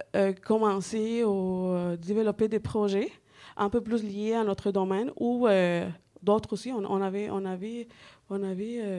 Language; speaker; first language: French; non-native, fluent; Spanish